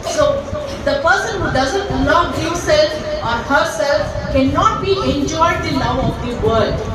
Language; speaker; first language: English; non-native, local second language; Kannada